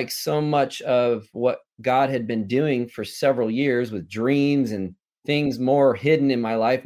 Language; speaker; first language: English; native; English